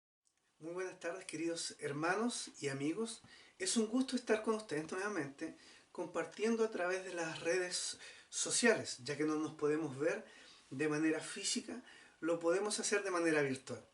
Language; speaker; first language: Spanish; native; Spanish